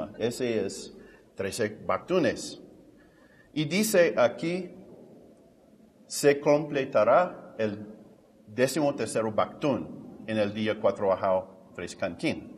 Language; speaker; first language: Spanish; non-native, fluent; English